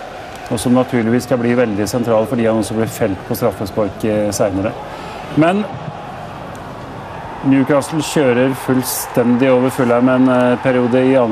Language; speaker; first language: Norwegian; native; Norwegian